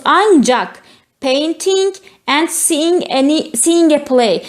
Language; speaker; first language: English; non-native, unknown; Turkish